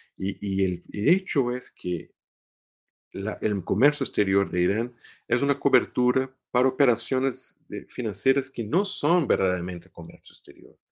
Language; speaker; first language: Spanish; non-native, fluent; Portuguese